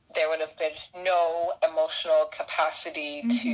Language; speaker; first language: English; native; English